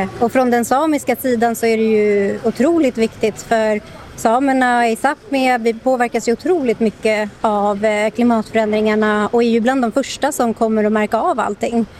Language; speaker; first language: Swedish; native; Swedish